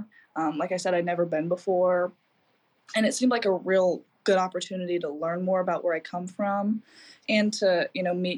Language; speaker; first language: English; native; English